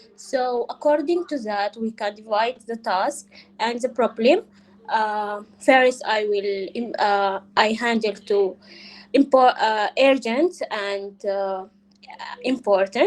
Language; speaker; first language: English; non-native, learner; Arabic